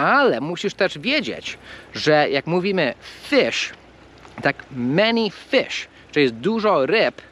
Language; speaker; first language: Polish; non-native, fluent; English